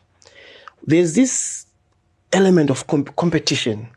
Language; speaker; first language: English; non-native, local second language; Shona